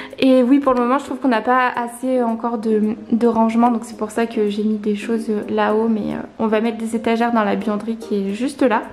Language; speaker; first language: French; native; French